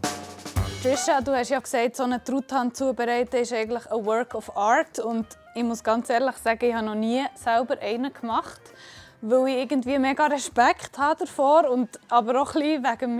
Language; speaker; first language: German; native; German